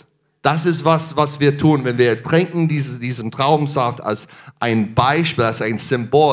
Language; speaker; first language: German; non-native, fluent; English